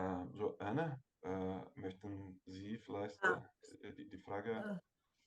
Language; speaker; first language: German; non-native, fluent; Portuguese